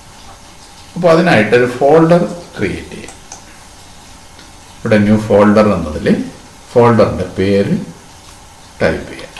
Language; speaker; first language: Malayalam; native; Malayalam